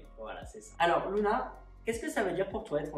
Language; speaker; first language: French; native; French